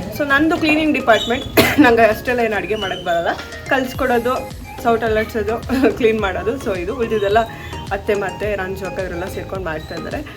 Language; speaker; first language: Kannada; native; Kannada